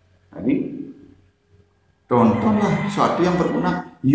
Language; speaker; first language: Indonesian; native; Indonesian